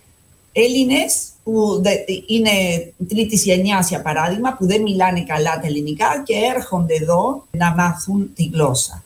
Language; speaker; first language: Greek; non-native, fluent; Spanish